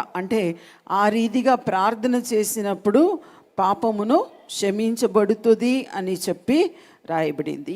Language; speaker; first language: Telugu; non-native, local second language; Malayalam